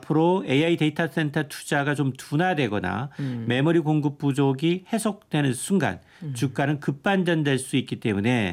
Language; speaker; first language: Korean; native; Korean